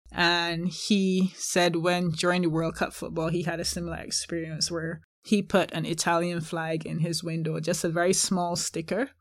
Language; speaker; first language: English; native; English